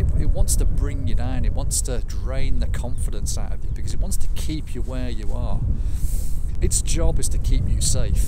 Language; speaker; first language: English; native; English